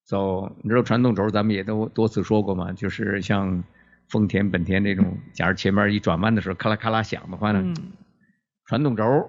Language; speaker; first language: Chinese; native; Chinese